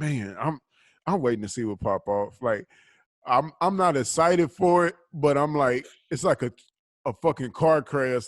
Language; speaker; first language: English; native; English